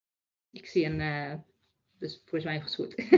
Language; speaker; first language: Dutch; non-native, fluent; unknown